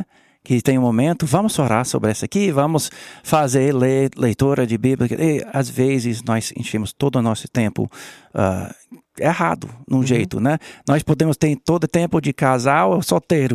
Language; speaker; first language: Portuguese; non-native, learner; English